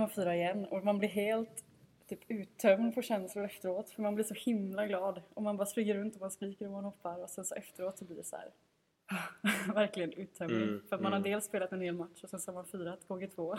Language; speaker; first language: Swedish; native; Swedish